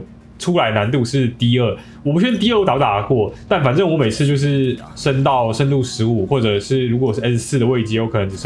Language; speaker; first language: Chinese; native; Chinese